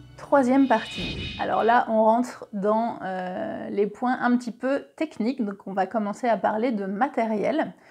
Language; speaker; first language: French; native; French